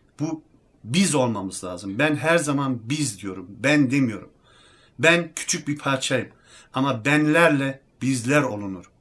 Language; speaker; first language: Turkish; early bilingual, heritage; Turkish